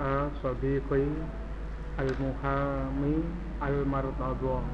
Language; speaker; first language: Arabic; non-native, learner; Indonesian